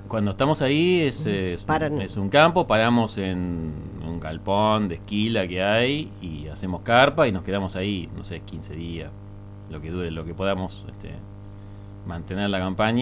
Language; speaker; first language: Spanish; native; Spanish